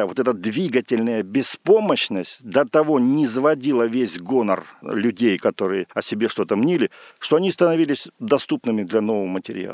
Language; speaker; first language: Russian; native; Russian